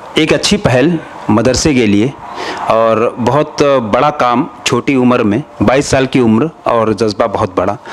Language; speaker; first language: Hindi; native; Hindi